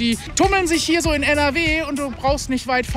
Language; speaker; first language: German; native; German